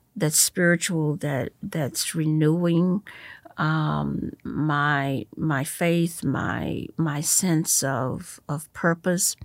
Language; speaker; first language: English; native; English